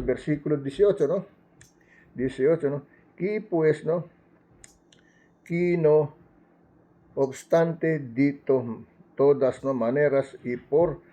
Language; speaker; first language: Spanish; non-native, learner; Filipino